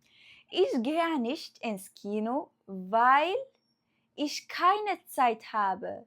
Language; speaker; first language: German; non-native, fluent; Arabic